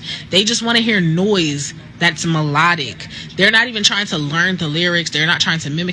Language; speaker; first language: English; native; English